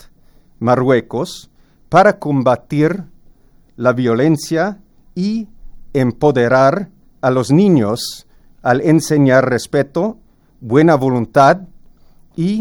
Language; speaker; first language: Spanish; non-native, fluent; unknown